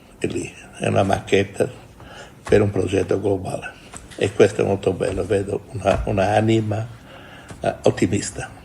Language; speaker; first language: Italian; non-native, fluent; Portuguese